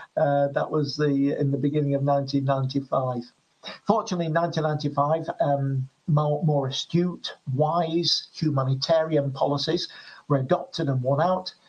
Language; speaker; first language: English; native; English